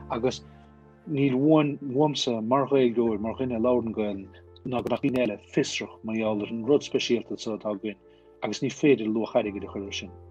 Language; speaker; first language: Irish; native; Irish